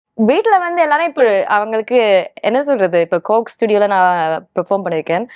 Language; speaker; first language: Tamil; early bilingual, heritage; Tamil